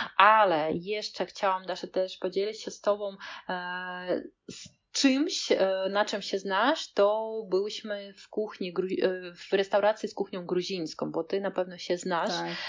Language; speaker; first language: Polish; non-native, fluent; Russian